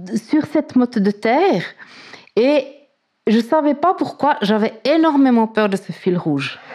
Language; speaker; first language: French; native; French